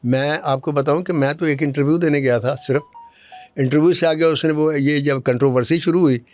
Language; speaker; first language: Urdu; non-native, local second language; Punjabi